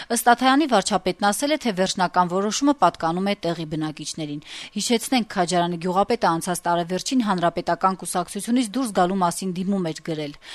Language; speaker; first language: Armenian; native; Armenian